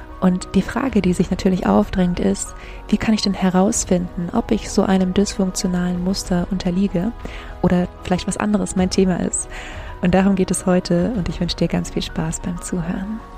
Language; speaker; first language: German; native; German